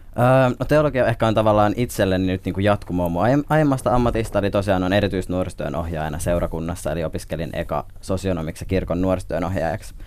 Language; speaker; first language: Finnish; native; Finnish